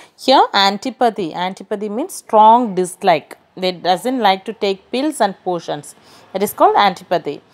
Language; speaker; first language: English; non-native, local second language; Tamil